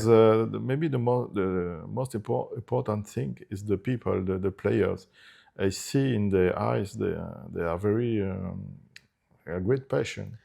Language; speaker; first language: English; non-native, fluent; Italian